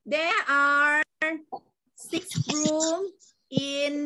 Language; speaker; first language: English; non-native, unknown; Thai